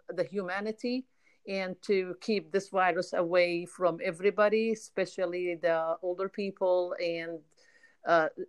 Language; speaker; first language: English; non-native, fluent; Arabic